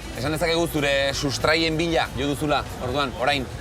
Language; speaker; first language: Basque; native; Basque